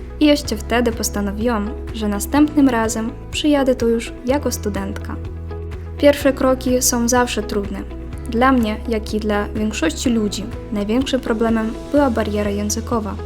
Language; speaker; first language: Polish; non-native, fluent; Ukrainian